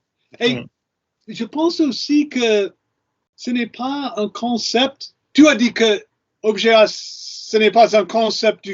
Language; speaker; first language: French; non-native, fluent; English